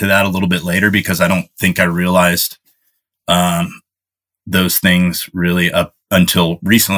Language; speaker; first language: English; native; English